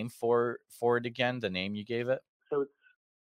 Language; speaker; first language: English; native; English